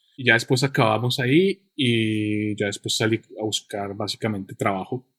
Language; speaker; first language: Spanish; native; Spanish